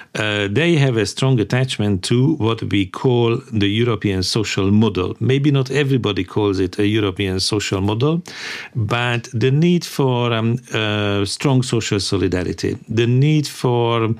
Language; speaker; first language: English; non-native, fluent; Hungarian